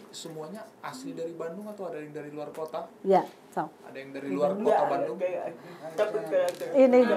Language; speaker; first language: Indonesian; native; Indonesian